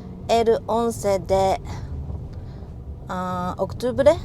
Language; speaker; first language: Spanish; non-native, learner; Japanese